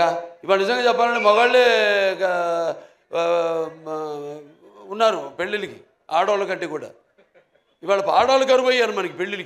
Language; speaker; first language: Telugu; native; Telugu